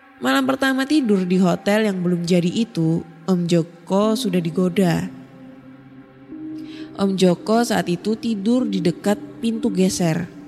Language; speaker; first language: Indonesian; native; Indonesian